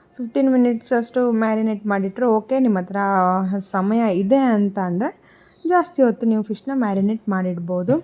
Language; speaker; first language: Kannada; non-native, local second language; Konkani